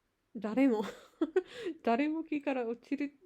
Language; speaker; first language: Japanese; non-native, learner; English